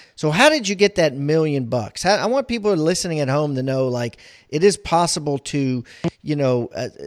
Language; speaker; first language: English; native; English